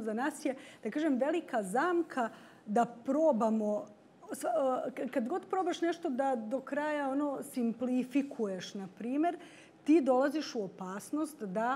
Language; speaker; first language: Bosnian; native; Bosnian